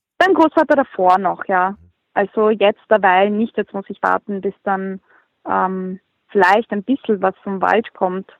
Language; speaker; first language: German; native; German